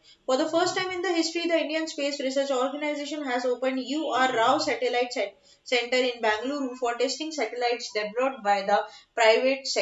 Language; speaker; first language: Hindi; native; Hindi